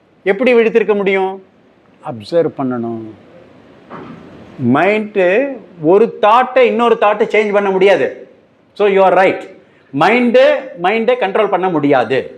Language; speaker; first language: Tamil; native; Tamil